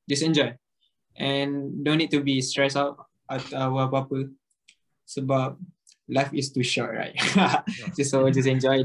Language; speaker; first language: English; non-native, local second language; Malay